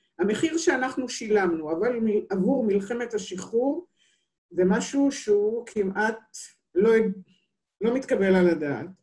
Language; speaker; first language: Hebrew; native; Hebrew